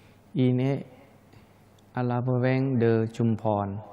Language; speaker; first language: French; non-native, learner; Thai